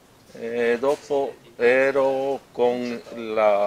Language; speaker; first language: Italian; non-native, local second language; German